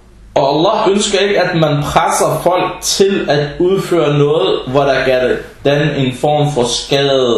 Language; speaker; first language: Danish; non-native, fluent; Arabic